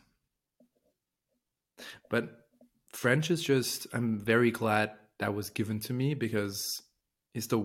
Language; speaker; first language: English; non-native, fluent; French